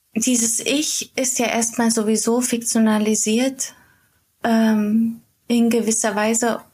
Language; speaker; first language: German; native; German